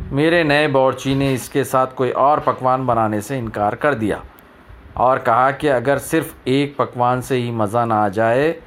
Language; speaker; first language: Urdu; native; Urdu